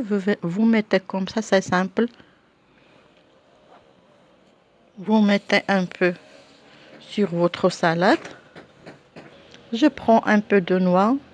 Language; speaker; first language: French; non-native, local second language; Arabic